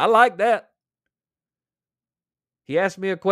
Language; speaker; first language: English; native; English